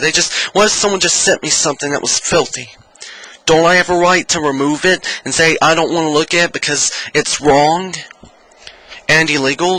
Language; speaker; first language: English; native; English